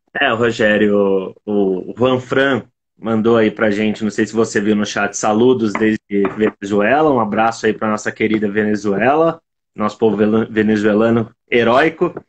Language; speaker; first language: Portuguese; native; Portuguese